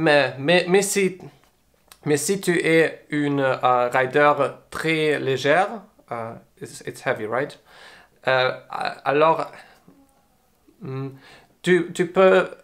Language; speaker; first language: French; non-native, learner; English